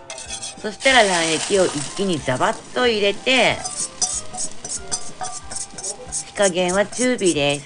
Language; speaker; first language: Japanese; native; Japanese